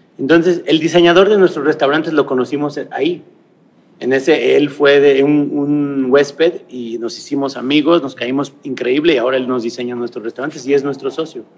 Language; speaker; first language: Spanish; native; Spanish